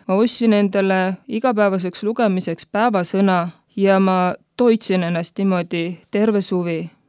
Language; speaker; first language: Estonian; native; Estonian